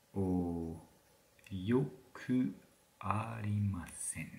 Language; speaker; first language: Japanese; non-native, learner; French